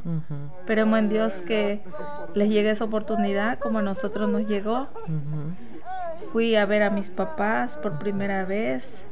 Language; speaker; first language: Spanish; native; Spanish